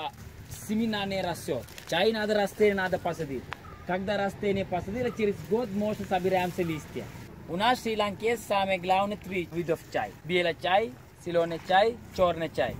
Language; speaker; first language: Russian; non-native, learner; Sinhala